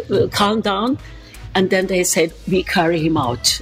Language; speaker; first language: English; non-native, learner; Norwegian